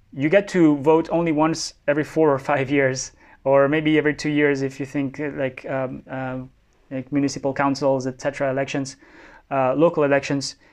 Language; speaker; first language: English; non-native, fluent; Spanish